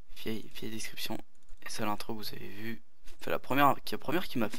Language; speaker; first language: French; native; French